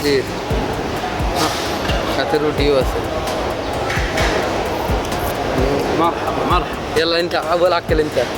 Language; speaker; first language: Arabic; non-native, learner; Bangla